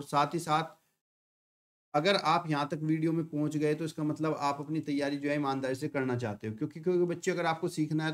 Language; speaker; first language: Hindi; native; Hindi